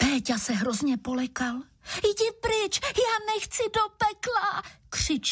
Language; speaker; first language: Czech; native; Czech